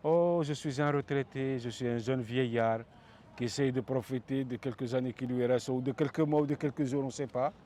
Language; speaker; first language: French; non-native, local second language; Arabic